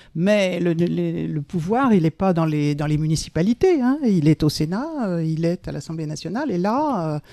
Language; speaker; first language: French; native; French